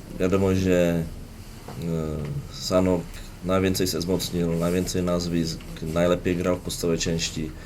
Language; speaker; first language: Polish; non-native, learner; Czech